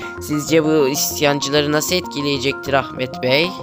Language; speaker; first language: Turkish; native; Turkish